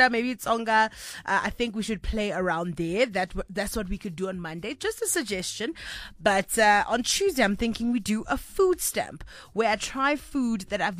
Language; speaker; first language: English; non-native, local second language; Tswana